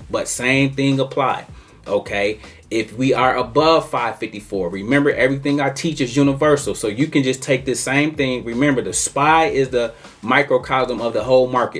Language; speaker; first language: English; native; English